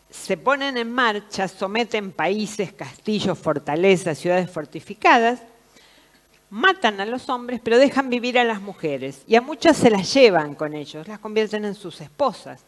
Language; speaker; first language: Spanish; native; Spanish